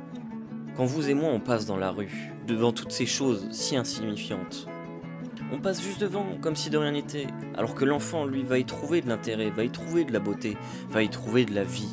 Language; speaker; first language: French; native; French